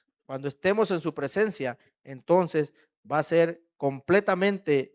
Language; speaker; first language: Spanish; native; Spanish